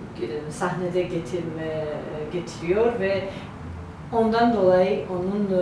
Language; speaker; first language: Turkish; non-native, learner; Georgian